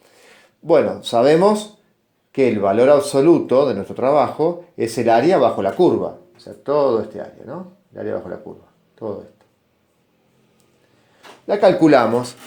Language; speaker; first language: Spanish; native; Spanish